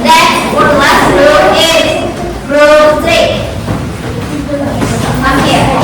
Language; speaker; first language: English; non-native, learner; Indonesian